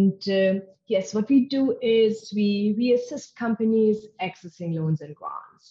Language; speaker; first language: English; non-native, fluent; German